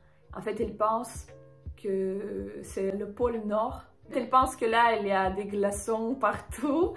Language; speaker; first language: French; non-native, fluent; Ukrainian